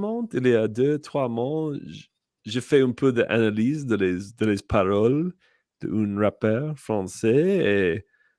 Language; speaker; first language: French; non-native, learner; English